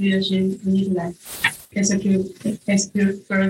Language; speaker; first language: English; non-native, fluent; Chinese